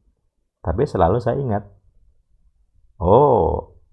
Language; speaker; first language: Indonesian; native; Indonesian